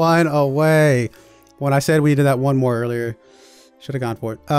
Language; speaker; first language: English; native; English